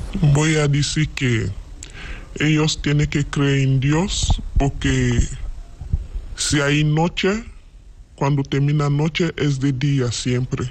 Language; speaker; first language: Spanish; non-native, learner; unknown